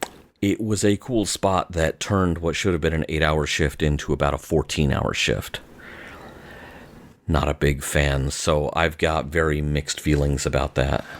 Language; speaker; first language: English; native; English